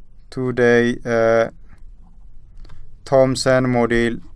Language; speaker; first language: English; non-native, local second language; Amharic